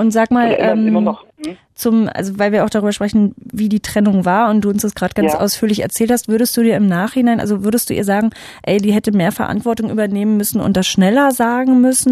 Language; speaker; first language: German; native; German